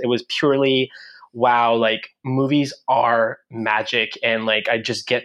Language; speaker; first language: English; non-native, fluent; French